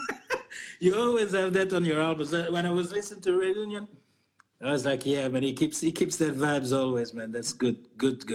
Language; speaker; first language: English; non-native, fluent; Portuguese